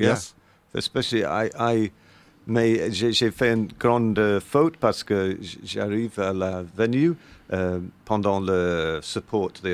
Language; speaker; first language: French; non-native, learner; English